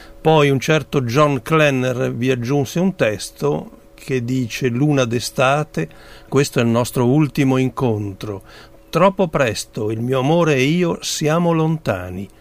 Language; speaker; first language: Italian; native; Italian